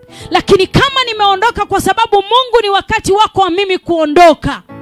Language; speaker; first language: Swahili; native; Swahili